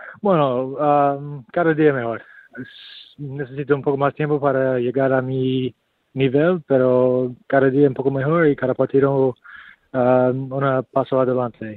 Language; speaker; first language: Spanish; non-native, learner; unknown